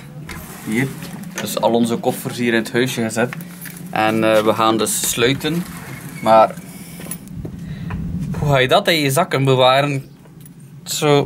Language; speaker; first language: Dutch; native; Dutch